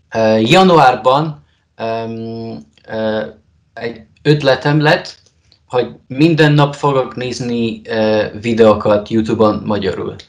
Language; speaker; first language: Hungarian; non-native, learner; Polish